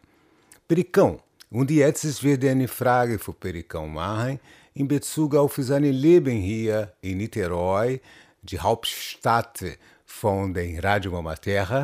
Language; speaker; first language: German; non-native, learner; Portuguese